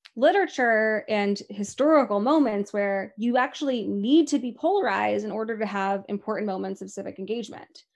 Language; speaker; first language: English; native; English